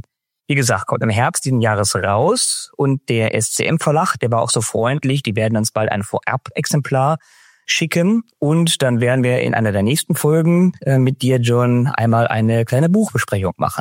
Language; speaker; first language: German; native; German